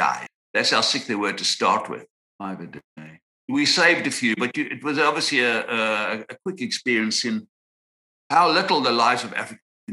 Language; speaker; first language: English; native; English